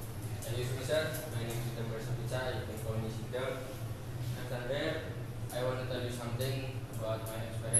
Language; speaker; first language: English; non-native, learner; Indonesian